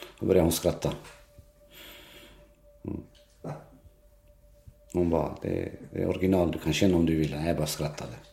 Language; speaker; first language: Swedish; non-native, local second language; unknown